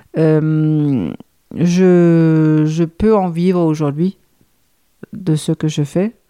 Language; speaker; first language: French; non-native, fluent; Danish